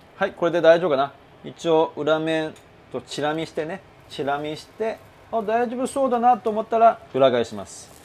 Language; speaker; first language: Japanese; non-native, fluent; Chinese